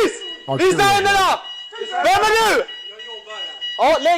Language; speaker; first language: Swedish; native; Swedish